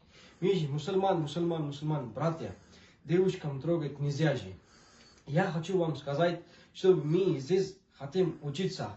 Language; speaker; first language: Russian; non-native, learner; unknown